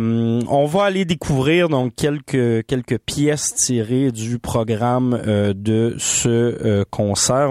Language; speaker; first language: French; native; French